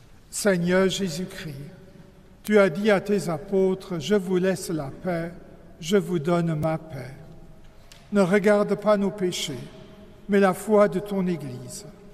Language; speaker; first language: French; non-native, local second language; Luxembourgish